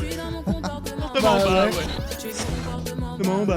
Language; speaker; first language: French; native; French